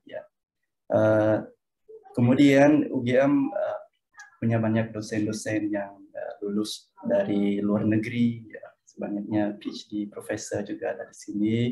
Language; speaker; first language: Indonesian; non-native, fluent; Khmer